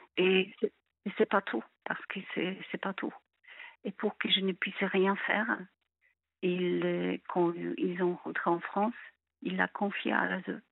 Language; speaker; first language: French; non-native, fluent; Polish